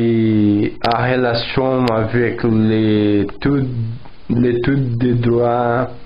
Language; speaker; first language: French; non-native, learner; Portuguese